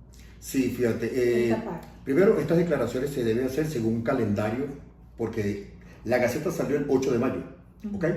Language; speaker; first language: Spanish; native; Spanish